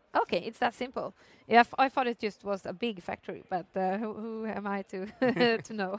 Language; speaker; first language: English; non-native, fluent; Swedish